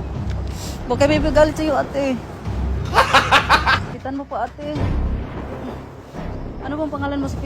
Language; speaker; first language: Filipino; non-native, local second language; Cebuano